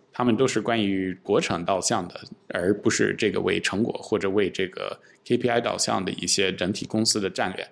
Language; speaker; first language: Chinese; non-native, fluent; English